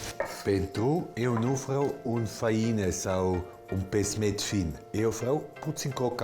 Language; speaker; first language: Romanian; non-native, learner; Swiss German